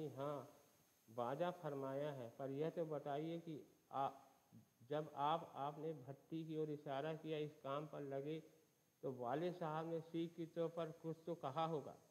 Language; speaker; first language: Hindi; native; Hindi